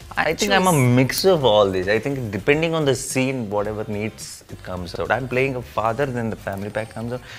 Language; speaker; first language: English; non-native, local second language; Telugu